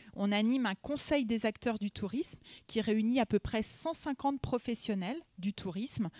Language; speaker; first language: French; native; French